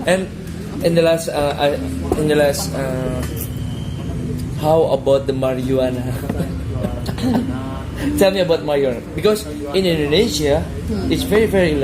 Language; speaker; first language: English; non-native, learner; Indonesian